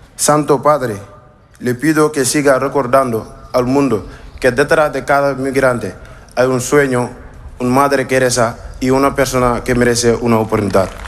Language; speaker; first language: Spanish; non-native, learner; Wolof